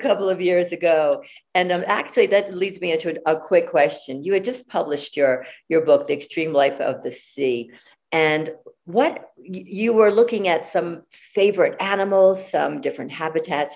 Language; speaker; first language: English; native; English